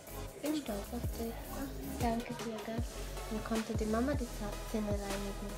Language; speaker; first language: German; native; German